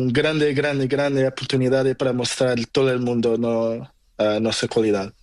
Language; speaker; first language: Spanish; non-native, learner; Portuguese